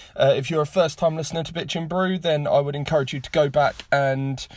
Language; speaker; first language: English; native; English